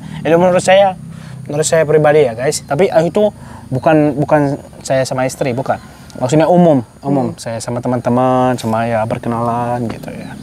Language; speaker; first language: Indonesian; non-native, fluent; Arabic